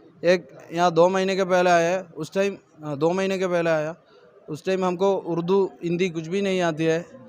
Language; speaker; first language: Hindi; non-native, learner; Malayalam